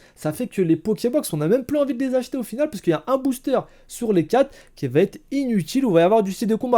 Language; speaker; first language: French; native; French